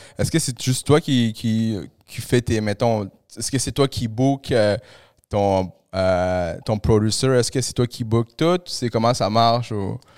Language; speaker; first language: French; early bilingual, other home language; Spanish